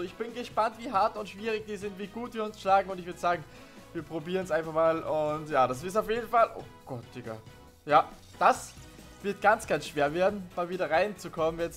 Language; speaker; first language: German; native; German